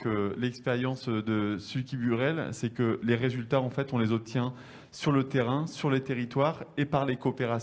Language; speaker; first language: French; native; French